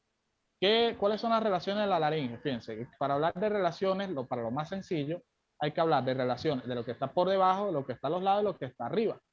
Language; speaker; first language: Spanish; native; Spanish